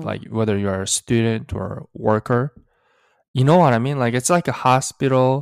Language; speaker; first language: English; early bilingual, other home language; Korean